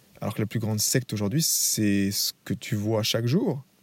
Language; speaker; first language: French; native; French